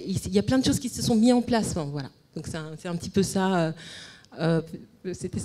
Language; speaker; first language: French; native; French